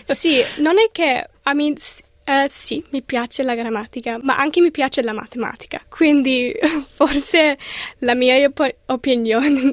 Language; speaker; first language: Italian; non-native, learner; English